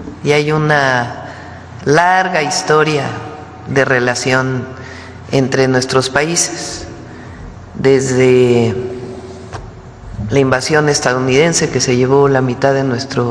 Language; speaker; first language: Spanish; native; Spanish